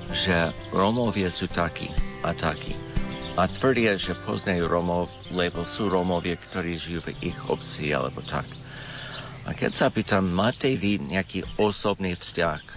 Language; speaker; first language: Slovak; non-native, learner; English